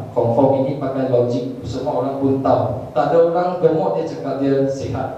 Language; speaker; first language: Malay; non-native, local second language; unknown